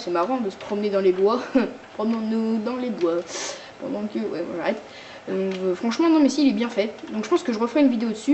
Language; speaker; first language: French; native; French